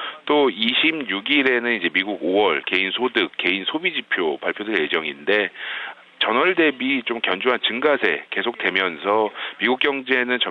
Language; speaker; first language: Korean; native; Korean